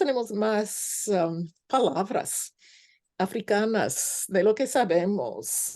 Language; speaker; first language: Spanish; non-native, fluent; English